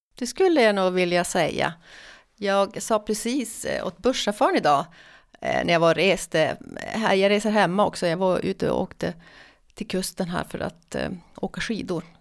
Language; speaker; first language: Swedish; native; Swedish